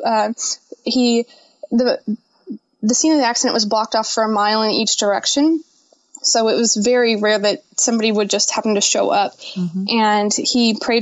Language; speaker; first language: English; native; English